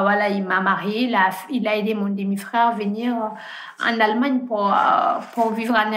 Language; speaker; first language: French; non-native, fluent; Fula